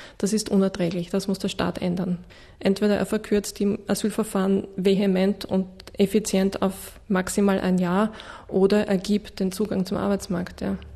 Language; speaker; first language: German; native; German